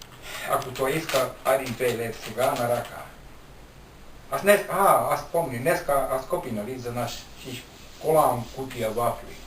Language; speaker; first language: Bulgarian; non-native, learner; Finnish